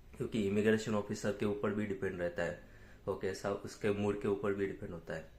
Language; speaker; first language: Hindi; non-native, local second language; Gujarati